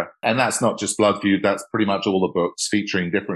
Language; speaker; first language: English; native; English